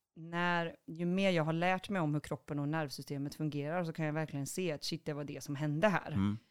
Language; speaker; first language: Swedish; native; Swedish